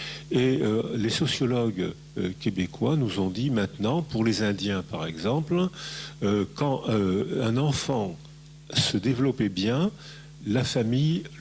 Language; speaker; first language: French; native; French